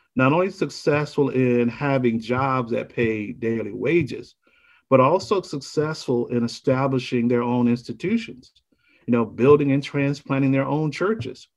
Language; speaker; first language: English; native; English